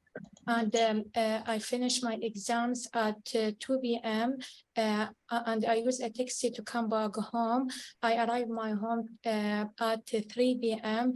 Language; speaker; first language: English; non-native, learner; Arabic